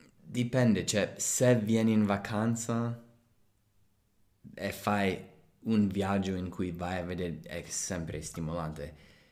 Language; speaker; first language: Italian; non-native, fluent; English